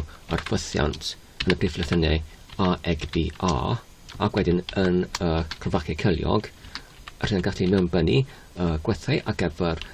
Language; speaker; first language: Welsh; non-native, learner; English